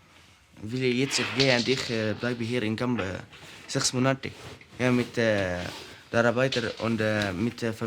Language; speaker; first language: German; non-native, learner; Arabic